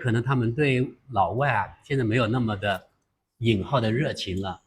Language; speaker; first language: Chinese; native; Chinese